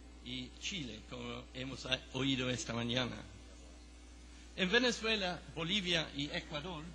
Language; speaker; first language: Spanish; non-native, fluent; English